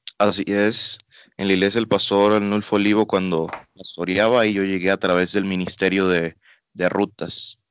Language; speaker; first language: Spanish; native; Spanish